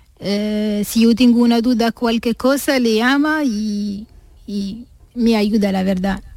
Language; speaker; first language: Spanish; non-native, learner; Arabic